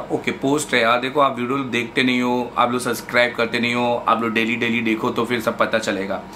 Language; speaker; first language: Hindi; native; Hindi